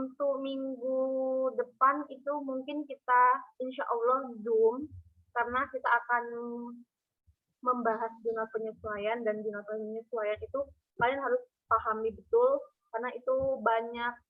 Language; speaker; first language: Indonesian; native; Indonesian